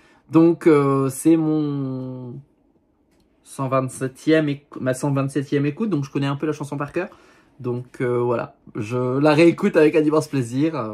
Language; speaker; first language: French; native; French